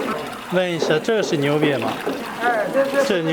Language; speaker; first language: Chinese; non-native, learner; Japanese